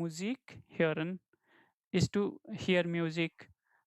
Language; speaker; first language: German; non-native, fluent; Hindi